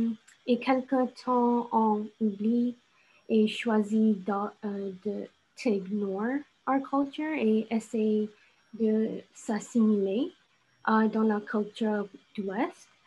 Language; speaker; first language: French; non-native, local second language; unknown